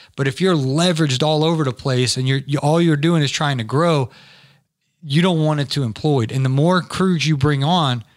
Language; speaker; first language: English; native; English